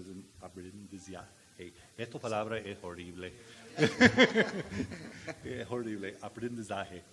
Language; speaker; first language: Spanish; non-native, learner; English